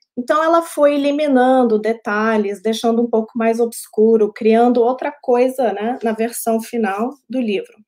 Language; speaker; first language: Portuguese; early bilingual, heritage; Portuguese